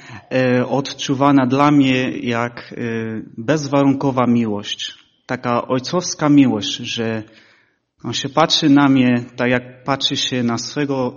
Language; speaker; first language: Polish; early bilingual, heritage; Polish